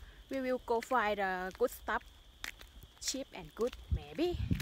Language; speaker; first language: English; non-native, learner; Thai